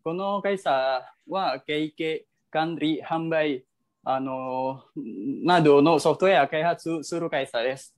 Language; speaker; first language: Japanese; non-native, fluent; Indonesian